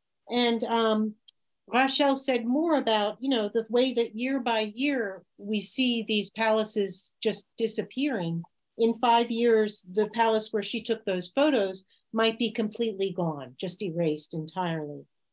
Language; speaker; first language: English; native; English